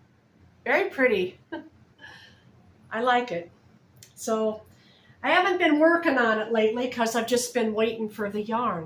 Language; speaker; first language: English; native; English